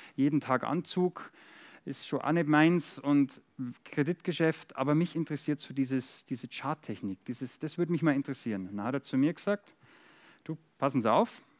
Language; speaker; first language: German; native; German